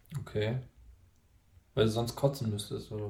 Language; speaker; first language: German; native; German